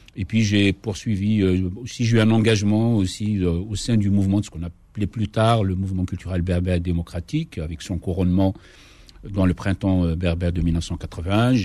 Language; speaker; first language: French; non-native, local second language; Kabyle